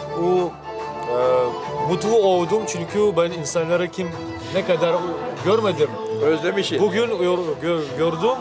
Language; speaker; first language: Turkish; non-native, learner; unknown